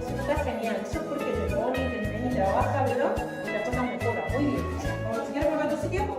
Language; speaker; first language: Spanish; native; Spanish